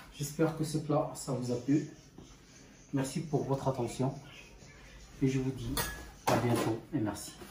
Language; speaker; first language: French; non-native, local second language; Arabic